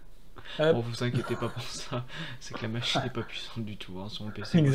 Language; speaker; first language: French; native; French